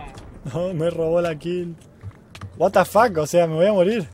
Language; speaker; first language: Spanish; native; Spanish